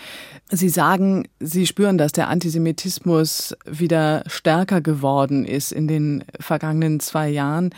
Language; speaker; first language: German; native; German